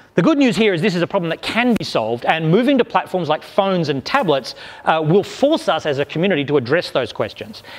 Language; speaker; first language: English; native; English